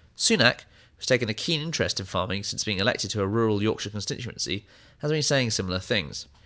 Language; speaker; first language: English; native; English